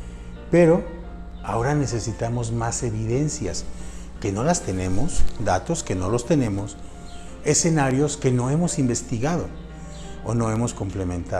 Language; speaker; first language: Spanish; native; Spanish